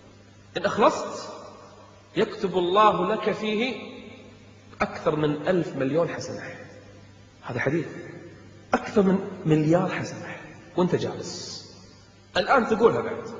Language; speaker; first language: Arabic; native; Arabic